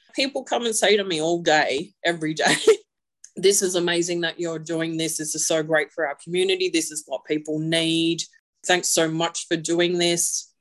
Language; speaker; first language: English; native; English